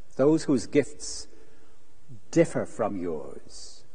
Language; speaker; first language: English; native; English